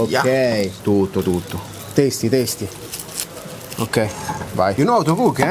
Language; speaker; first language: English; non-native, fluent; Italian